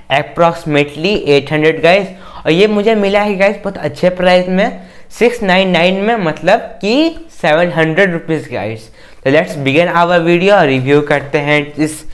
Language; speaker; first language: Hindi; native; Hindi